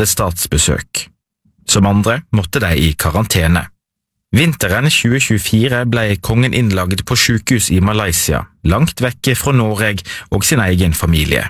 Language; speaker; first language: Norwegian; native; Norwegian